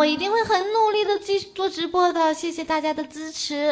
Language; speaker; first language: Chinese; native; Chinese